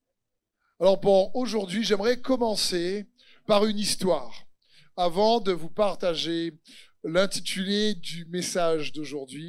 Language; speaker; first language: French; native; French